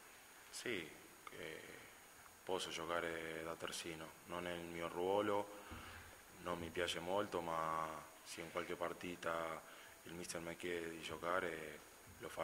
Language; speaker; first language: Italian; non-native, fluent; Spanish